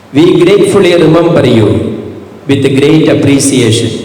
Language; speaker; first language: English; non-native, local second language; Malayalam